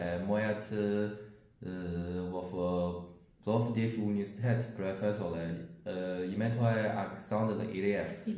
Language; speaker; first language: Bulgarian; non-native, learner; Chinese